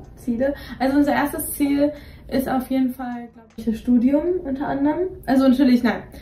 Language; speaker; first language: German; native; German